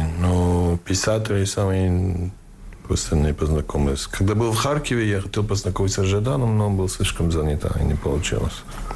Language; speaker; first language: Russian; non-native, fluent; English